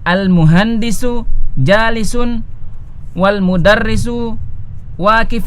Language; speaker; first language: Arabic; non-native, learner; Indonesian